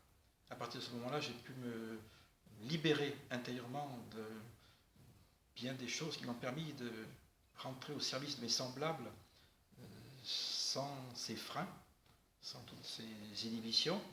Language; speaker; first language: French; native; French